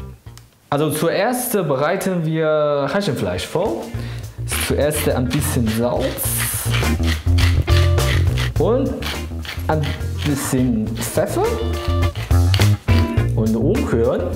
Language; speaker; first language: German; non-native, fluent; Chinese